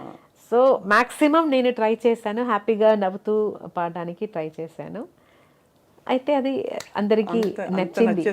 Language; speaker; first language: Telugu; non-native, local second language; Malayalam